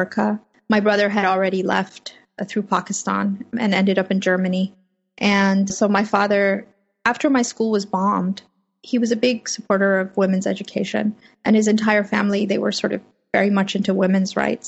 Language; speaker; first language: English; early bilingual, other home language; Persian